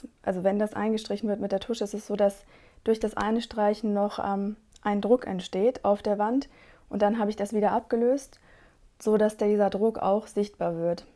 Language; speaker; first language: German; non-native, fluent; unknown